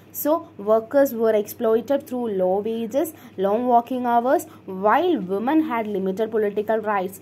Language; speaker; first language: English; non-native, local second language; Malayalam